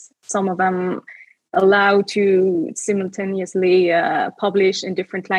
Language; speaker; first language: English; non-native, fluent; Luxembourgish